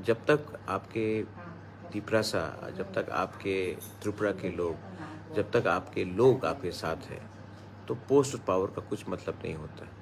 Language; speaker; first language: Hindi; non-native, local second language; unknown